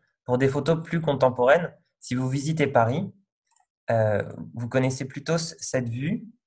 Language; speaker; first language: French; native; French